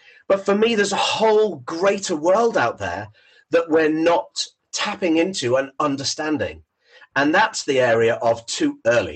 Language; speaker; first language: English; native; English